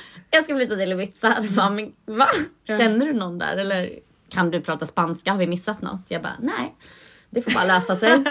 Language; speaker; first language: Swedish; native; Swedish